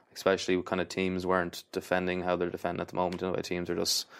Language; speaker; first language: English; native; English